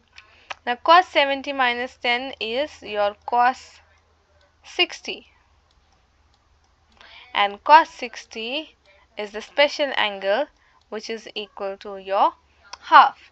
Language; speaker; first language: English; non-native, local second language; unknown